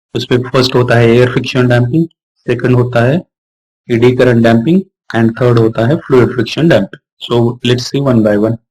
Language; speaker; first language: Hindi; non-native, local second language; Marathi